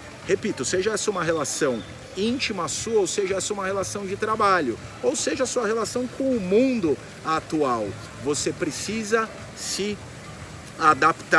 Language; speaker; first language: Portuguese; native; Portuguese